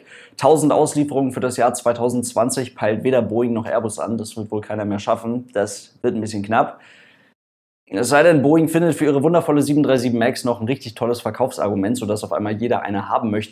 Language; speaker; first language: German; native; German